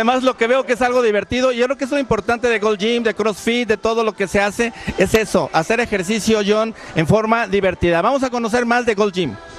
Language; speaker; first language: Spanish; native; Spanish